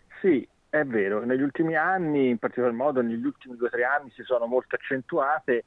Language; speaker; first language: Italian; native; Italian